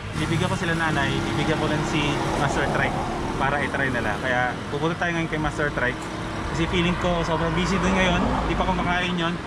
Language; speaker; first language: Filipino; non-native, local second language; Aklanon